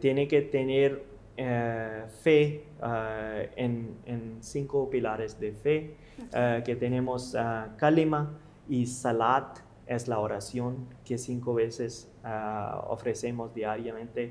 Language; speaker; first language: Spanish; non-native, learner; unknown